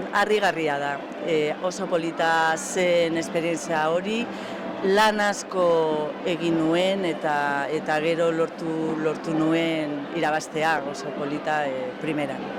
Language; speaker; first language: Basque; non-native, local second language; Spanish